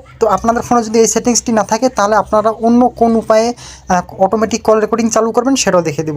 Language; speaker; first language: Bangla; native; Bangla